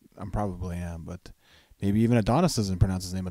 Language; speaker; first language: English; native; English